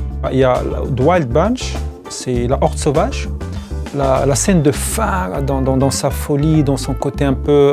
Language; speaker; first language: French; non-native, local second language; Arabic